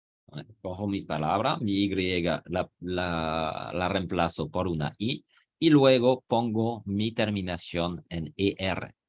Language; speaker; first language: Spanish; non-native, fluent; French